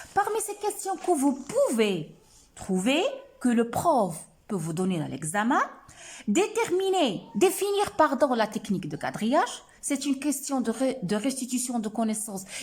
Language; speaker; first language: French; non-native, local second language; Arabic